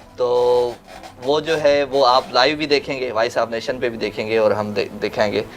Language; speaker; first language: Urdu; non-native, local second language; Sindhi